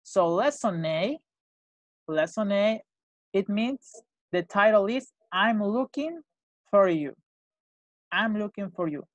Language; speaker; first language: English; non-native, fluent; Spanish